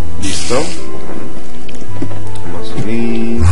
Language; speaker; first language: Spanish; native; Spanish